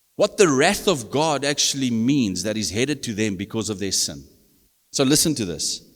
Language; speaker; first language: English; non-native, local second language; Afrikaans